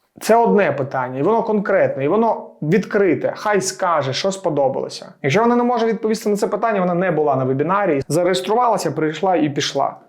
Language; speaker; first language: Ukrainian; native; Ukrainian